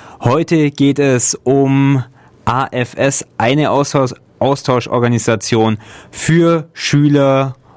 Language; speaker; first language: German; native; German